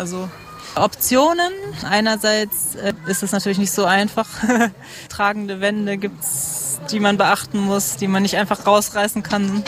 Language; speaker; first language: German; native; German